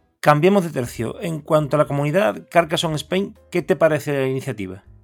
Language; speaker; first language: Spanish; native; Spanish